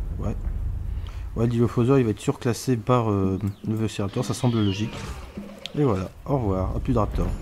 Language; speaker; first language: French; native; French